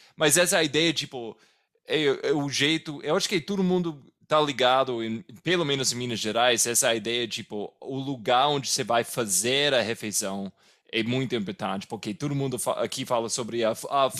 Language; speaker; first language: Portuguese; non-native, fluent; English